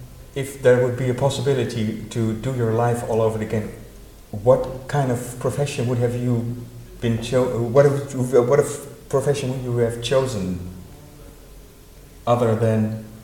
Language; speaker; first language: English; non-native, fluent; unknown